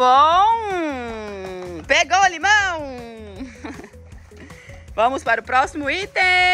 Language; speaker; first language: Portuguese; native; Portuguese